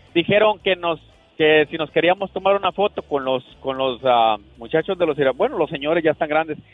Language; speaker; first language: Spanish; native; Spanish